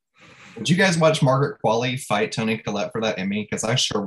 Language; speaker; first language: English; native; English